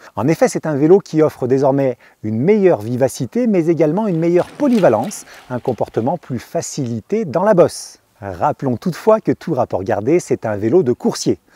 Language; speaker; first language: French; native; French